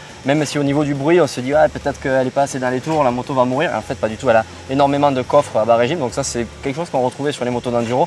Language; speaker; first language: French; native; French